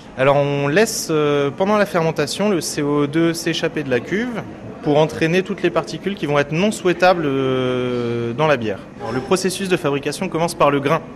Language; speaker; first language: French; native; French